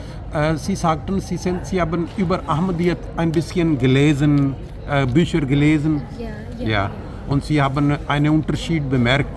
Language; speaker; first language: German; non-native, learner; Urdu